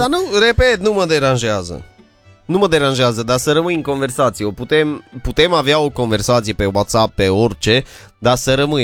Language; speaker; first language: Romanian; native; Romanian